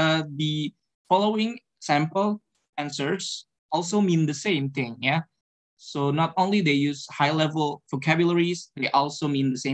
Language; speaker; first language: English; non-native, fluent; Indonesian